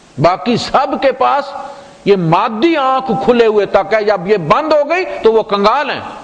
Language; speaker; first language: Urdu; non-native, local second language; Punjabi